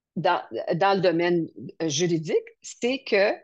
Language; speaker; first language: French; native; French